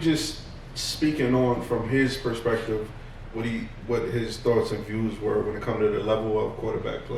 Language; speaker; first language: English; native; English